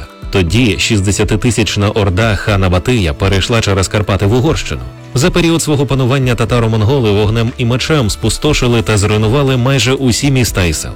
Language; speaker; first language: Ukrainian; native; Ukrainian